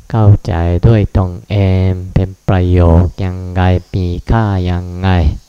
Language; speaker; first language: Thai; non-native, fluent; Japanese